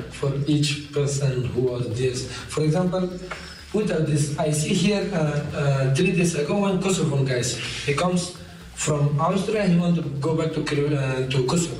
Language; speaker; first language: English; non-native, learner; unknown